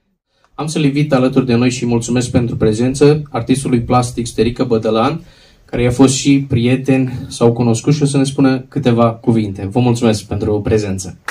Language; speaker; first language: Romanian; native; Romanian